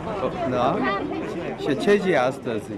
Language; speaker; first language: Romanian; non-native, learner; Korean